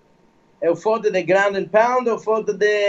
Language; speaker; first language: Portuguese; non-native, fluent; English